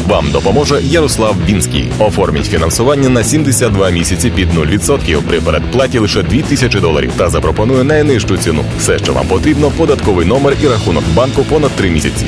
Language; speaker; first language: Ukrainian; native; Ukrainian